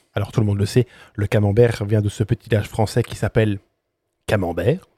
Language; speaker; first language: French; native; French